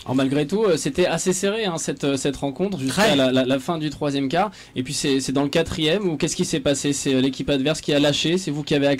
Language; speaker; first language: French; native; French